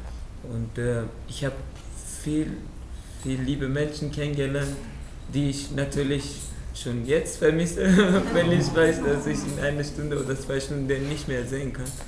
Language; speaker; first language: German; non-native, learner; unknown